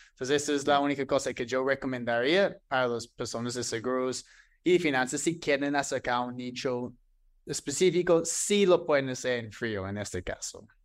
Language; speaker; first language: Spanish; non-native, fluent; English